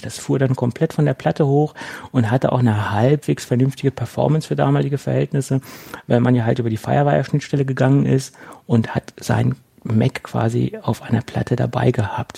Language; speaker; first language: German; native; German